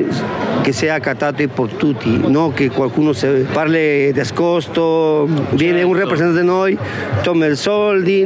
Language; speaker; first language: Italian; non-native, learner; Spanish